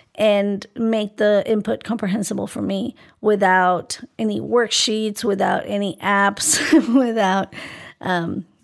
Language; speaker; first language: English; early bilingual, other home language; Spanish